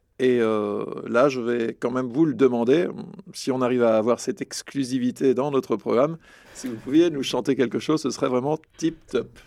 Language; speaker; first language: French; native; French